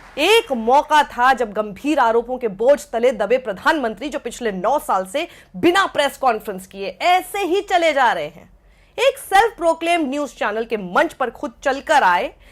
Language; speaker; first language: Hindi; native; Hindi